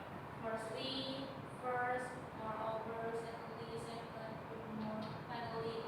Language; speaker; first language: English; non-native, learner; Indonesian